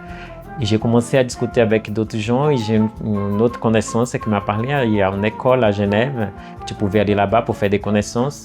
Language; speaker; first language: French; non-native, fluent; Portuguese